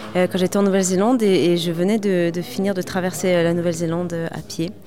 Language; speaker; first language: French; native; French